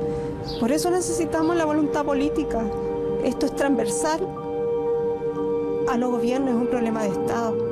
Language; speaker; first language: Spanish; native; Spanish